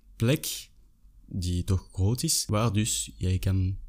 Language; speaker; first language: Dutch; non-native, learner; French